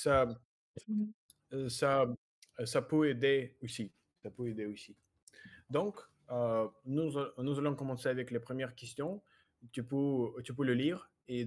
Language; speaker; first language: French; non-native, learner; Russian